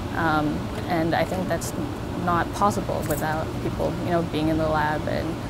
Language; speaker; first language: English; native; English